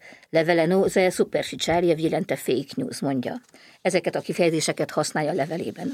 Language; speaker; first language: Hungarian; native; Hungarian